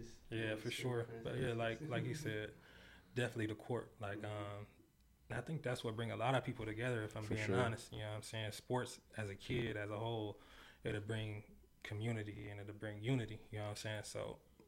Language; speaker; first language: English; native; English